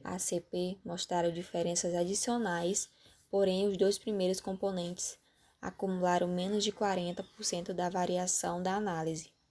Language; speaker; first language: Portuguese; native; Portuguese